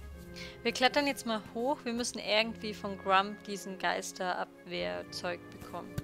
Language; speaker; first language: German; native; German